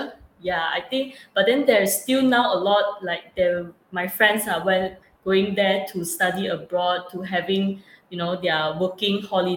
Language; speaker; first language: English; non-native, local second language; Chinese